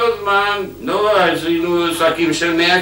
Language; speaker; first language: Hebrew; non-native, fluent; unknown